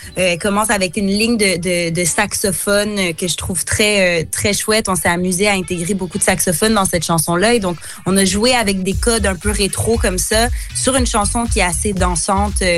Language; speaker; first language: French; native; French